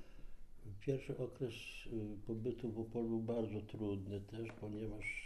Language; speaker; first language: Polish; native; Polish